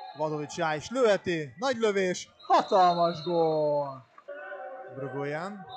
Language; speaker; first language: Hungarian; native; Hungarian